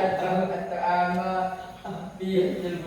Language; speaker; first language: Arabic; non-native, learner; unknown